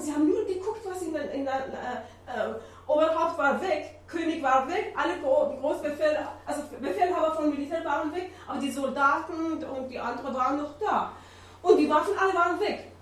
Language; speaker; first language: German; non-native, learner; Persian